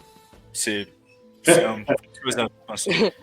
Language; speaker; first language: French; non-native, learner; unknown